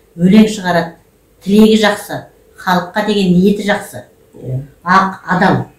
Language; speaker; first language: Kazakh; native; Kazakh